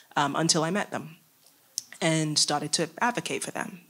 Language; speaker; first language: English; native; English